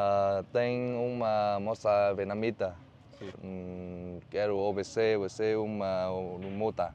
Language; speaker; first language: Portuguese; non-native, learner; Vietnamese